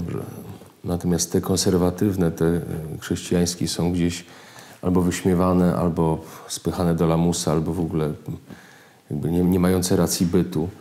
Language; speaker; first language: Polish; native; Polish